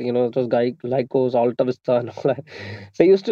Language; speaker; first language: English; non-native, local second language; Malayalam